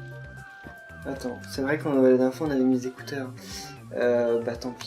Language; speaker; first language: French; native; French